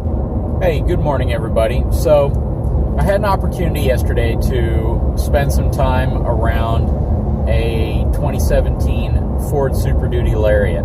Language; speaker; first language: English; native; English